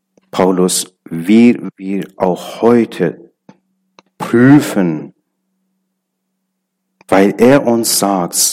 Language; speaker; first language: German; non-native, learner; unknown